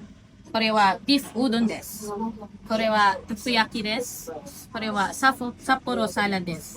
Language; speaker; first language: Japanese; non-native, learner; Filipino